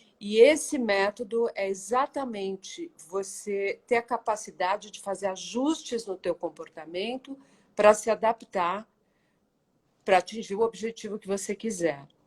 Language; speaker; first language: Portuguese; native; Portuguese